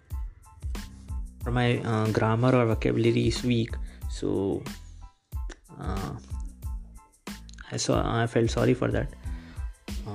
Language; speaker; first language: English; non-native, local second language; Hindi